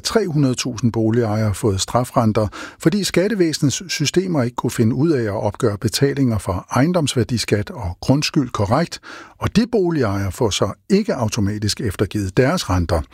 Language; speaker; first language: Danish; native; Danish